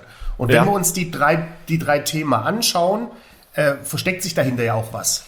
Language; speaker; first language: German; native; German